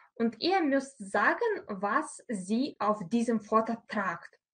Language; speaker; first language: German; non-native, fluent; Russian